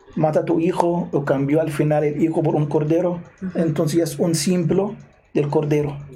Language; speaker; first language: Spanish; non-native, fluent; Arabic